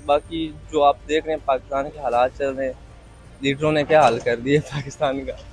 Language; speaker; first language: Urdu; non-native, local second language; Northern Hindko